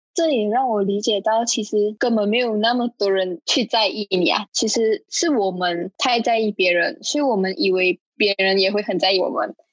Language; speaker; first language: Chinese; native; Chinese